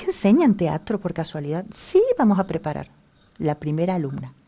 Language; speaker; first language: Spanish; native; Spanish